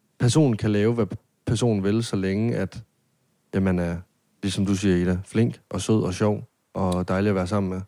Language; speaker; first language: Danish; native; Danish